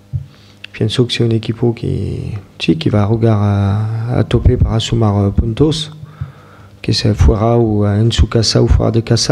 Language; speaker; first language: Spanish; non-native, fluent; French